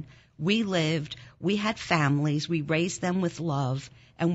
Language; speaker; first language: English; non-native, fluent; German